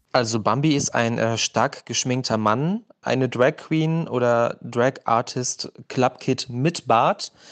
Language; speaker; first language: German; native; German